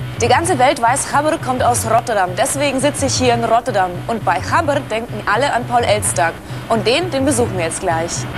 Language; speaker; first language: German; native; German